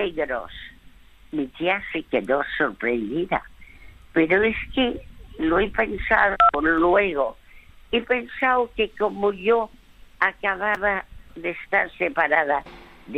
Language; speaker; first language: Spanish; early bilingual, other home language; French